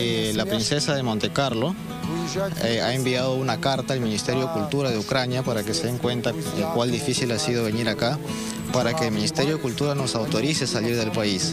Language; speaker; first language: Spanish; non-native, fluent; Ukrainian